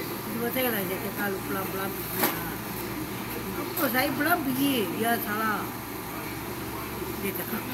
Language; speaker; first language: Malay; non-native, local second language; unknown